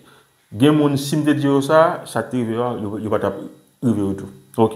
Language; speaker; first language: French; non-native, local second language; Haitian Creole